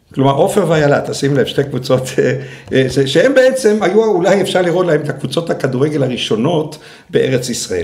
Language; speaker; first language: Hebrew; native; Hebrew